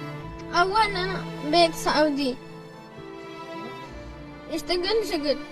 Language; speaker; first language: Arabic; non-native, learner; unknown